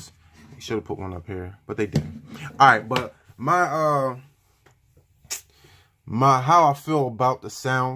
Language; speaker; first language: English; native; English